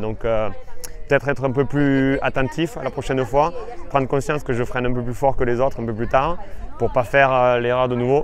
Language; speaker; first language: French; native; French